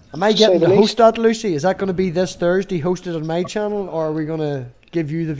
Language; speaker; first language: English; native; English